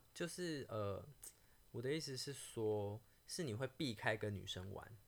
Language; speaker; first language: Chinese; native; Chinese